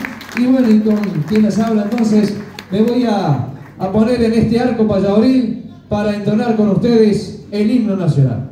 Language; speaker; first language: Spanish; native; Spanish